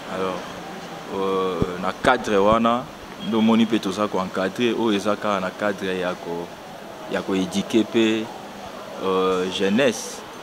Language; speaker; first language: Lingala; native; Lingala